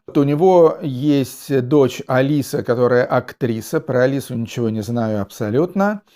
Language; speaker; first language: Russian; native; Russian